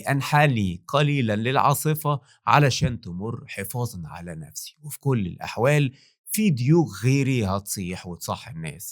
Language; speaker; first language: Arabic; native; Arabic